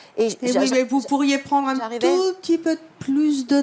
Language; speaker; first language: French; native; French